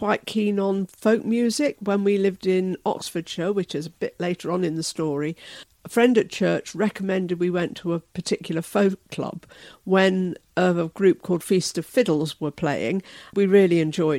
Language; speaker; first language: English; native; English